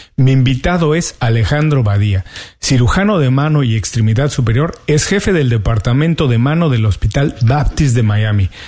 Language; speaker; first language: Spanish; native; Spanish